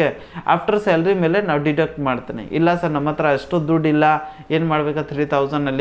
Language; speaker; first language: Kannada; non-native, local second language; Hindi